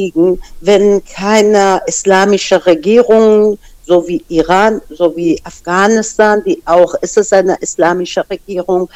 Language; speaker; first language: German; non-native, fluent; Persian